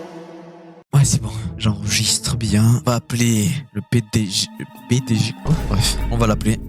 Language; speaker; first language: French; native; French